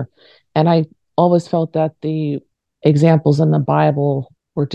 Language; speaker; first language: English; native; English